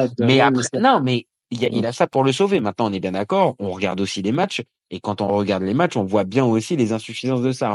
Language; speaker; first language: French; native; French